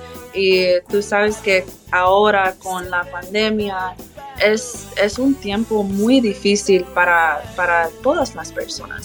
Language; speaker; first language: Spanish; early bilingual, heritage; English